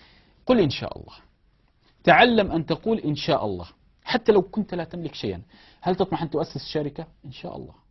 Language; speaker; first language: Arabic; native; Arabic